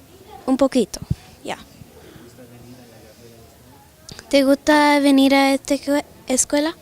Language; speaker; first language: Spanish; non-native, learner; English